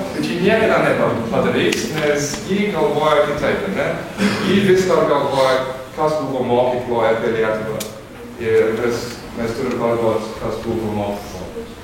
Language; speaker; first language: Lithuanian; non-native, fluent; English